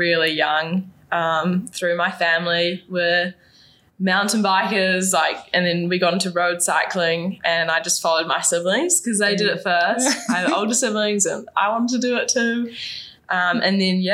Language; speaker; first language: English; native; English